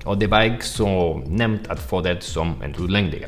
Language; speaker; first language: Danish; non-native, fluent; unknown